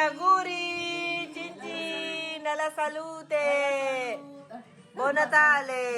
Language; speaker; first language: Italian; non-native, learner; Filipino